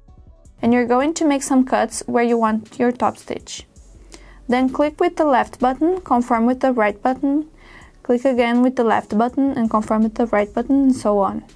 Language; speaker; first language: English; non-native, fluent; Portuguese